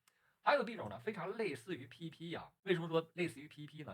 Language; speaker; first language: Chinese; native; Chinese